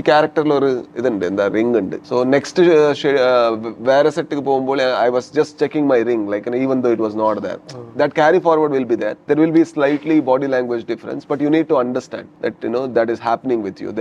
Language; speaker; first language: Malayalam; non-native, learner; Kannada